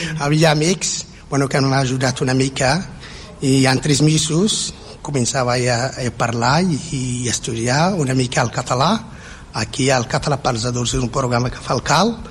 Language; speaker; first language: Catalan; non-native, learner; Central Atlas Tamazight